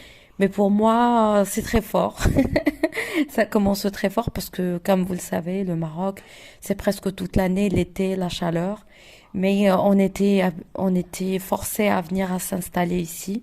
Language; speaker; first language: French; non-native, local second language; Arabic